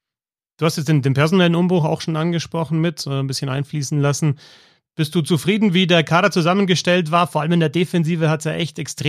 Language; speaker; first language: German; native; German